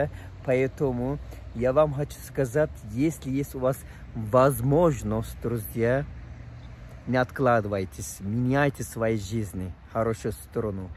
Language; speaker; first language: Russian; non-native, fluent; Turkish